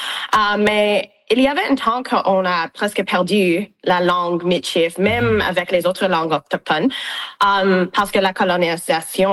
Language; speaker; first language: French; non-native, local second language; English